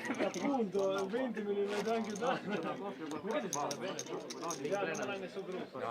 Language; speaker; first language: Italian; non-native, fluent; Albanian